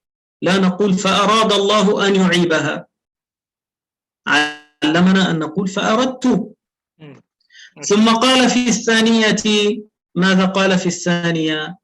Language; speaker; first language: Arabic; native; Arabic